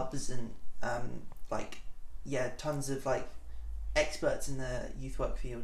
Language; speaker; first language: English; native; English